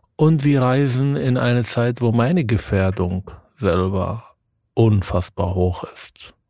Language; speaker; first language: German; non-native, fluent; Arabic